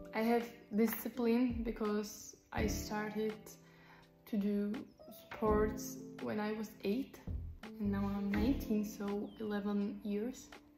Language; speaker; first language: English; non-native, fluent; Slovak